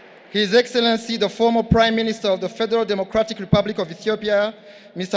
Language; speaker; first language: English; non-native, local second language; Kinyarwanda